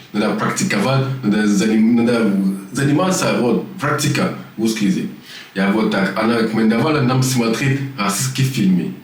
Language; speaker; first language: Russian; non-native, learner; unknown